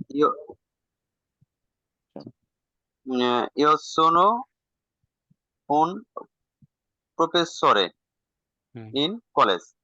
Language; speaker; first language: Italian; non-native, learner; Bangla